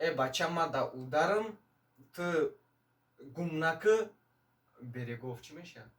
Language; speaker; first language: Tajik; early bilingual, heritage; Tajik